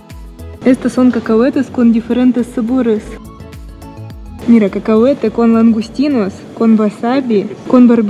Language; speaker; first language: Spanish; non-native, learner; Russian